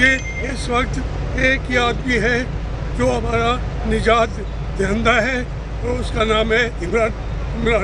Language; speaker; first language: Urdu; native; Urdu